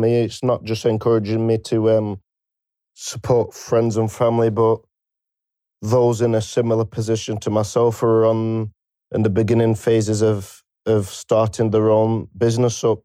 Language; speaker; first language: English; native; English